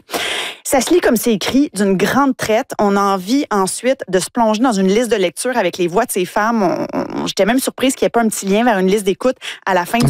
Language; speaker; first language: French; native; French